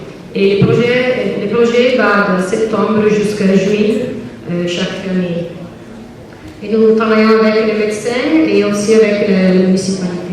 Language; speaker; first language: French; non-native, learner; Italian